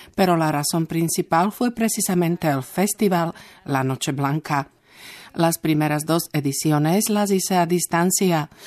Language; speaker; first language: Spanish; non-native, fluent; Slovak